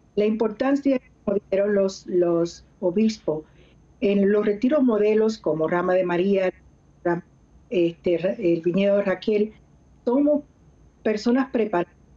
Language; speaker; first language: Spanish; early bilingual, heritage; Spanish